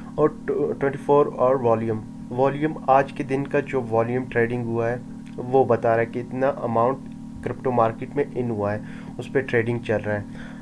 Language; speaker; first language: Urdu; non-native, local second language; Baluchi